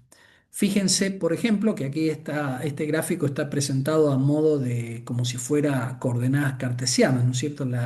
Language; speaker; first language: Spanish; native; Spanish